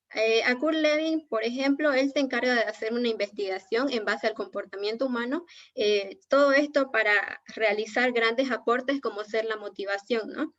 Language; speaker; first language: Spanish; native; Spanish